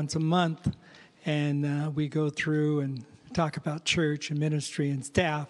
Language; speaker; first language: English; native; English